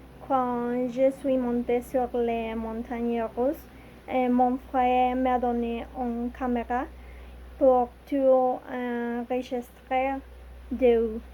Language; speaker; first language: French; non-native, learner; Spanish